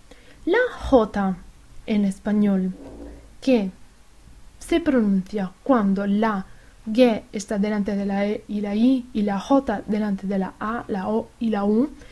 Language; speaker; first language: Spanish; non-native, fluent; Italian